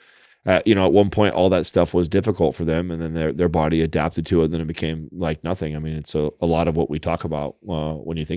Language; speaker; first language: English; native; English